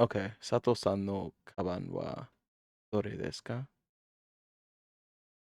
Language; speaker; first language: Japanese; non-native, learner; English